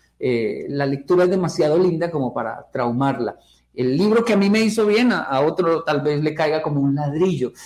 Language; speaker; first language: Spanish; native; Spanish